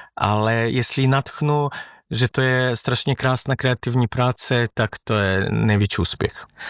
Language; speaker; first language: Czech; non-native, fluent; Macedonian